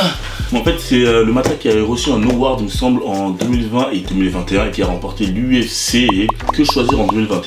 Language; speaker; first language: French; native; French